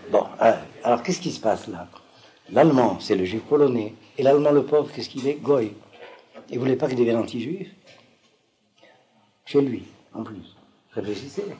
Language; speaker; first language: French; native; French